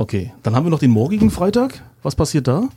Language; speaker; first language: German; native; German